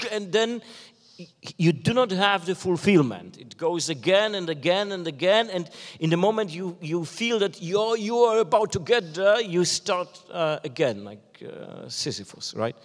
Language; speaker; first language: English; non-native, fluent; Polish